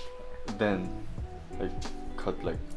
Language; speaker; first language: English; non-native, learner; Korean